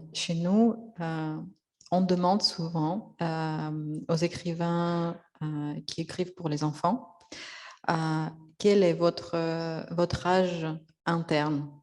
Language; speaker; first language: French; non-native, fluent; Russian